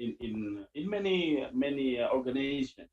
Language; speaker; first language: English; non-native, learner; Indonesian